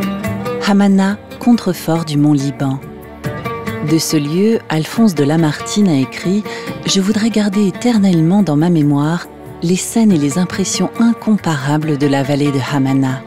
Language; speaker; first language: French; native; French